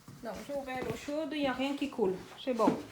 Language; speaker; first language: French; native; French